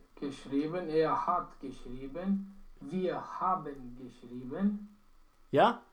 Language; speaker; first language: German; non-native, learner; Romanian